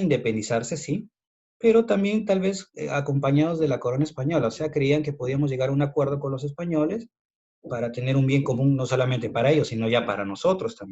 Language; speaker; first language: Spanish; native; Spanish